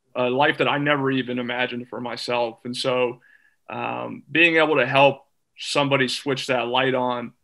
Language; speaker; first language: English; native; English